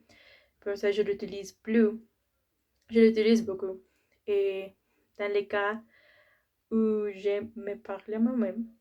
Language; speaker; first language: French; non-native, learner; Spanish